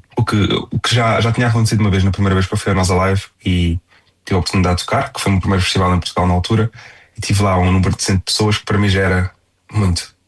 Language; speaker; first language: Portuguese; native; Portuguese